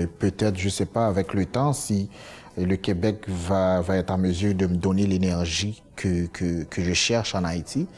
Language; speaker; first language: French; non-native, local second language; Haitian Creole